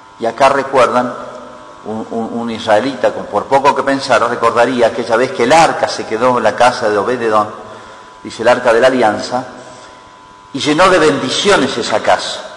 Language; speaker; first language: Spanish; native; Spanish